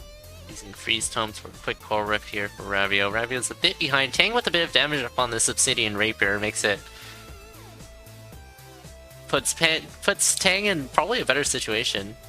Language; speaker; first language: English; native; English